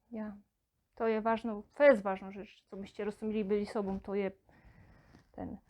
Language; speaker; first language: Polish; native; Polish